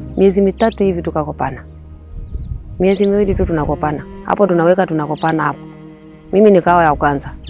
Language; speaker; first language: Swahili; non-native, local second language; Masai